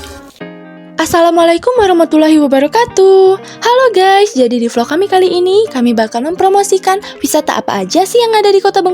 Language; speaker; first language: Indonesian; native; Indonesian